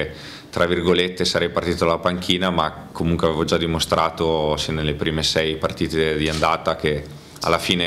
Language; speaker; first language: Italian; native; Italian